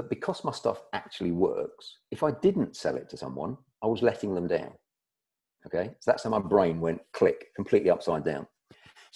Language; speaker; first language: English; native; English